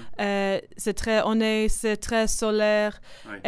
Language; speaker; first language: French; non-native, learner; English